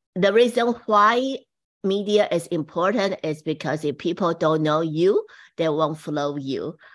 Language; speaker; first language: English; non-native, fluent; Chinese